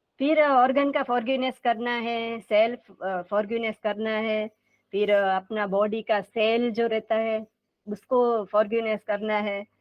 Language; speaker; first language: Hindi; non-native, local second language; Gujarati